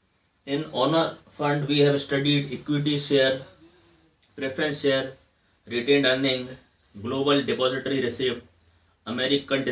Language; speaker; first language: English; non-native, local second language; Hindi